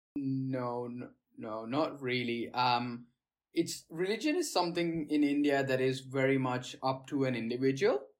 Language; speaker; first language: English; non-native, local second language; Gujarati